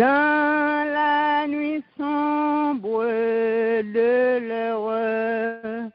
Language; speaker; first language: French; non-native, local second language; Haitian Creole